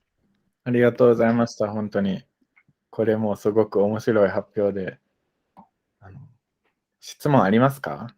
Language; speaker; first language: Japanese; non-native, fluent; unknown